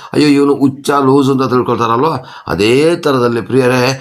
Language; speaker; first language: Kannada; non-native, local second language; Kodava